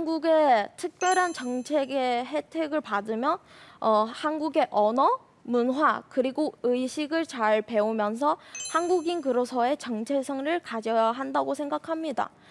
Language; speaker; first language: Korean; non-native, fluent; Chinese